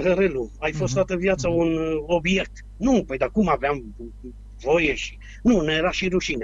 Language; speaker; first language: Romanian; native; Romanian